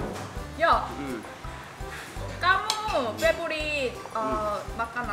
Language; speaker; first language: Indonesian; non-native, learner; Korean